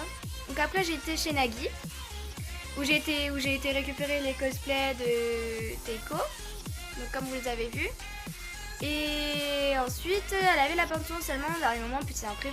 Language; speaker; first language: French; native; French